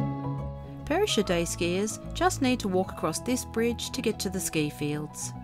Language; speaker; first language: English; native; English